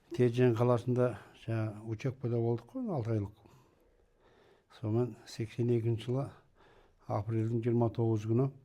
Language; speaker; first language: Kazakh; native; Kazakh